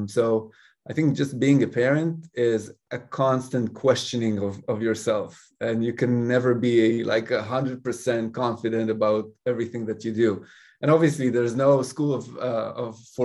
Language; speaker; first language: English; non-native, fluent; Hebrew